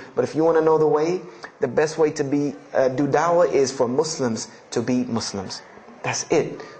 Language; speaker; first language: English; native; English